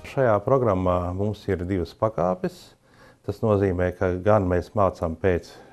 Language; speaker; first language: Latvian; native; Latvian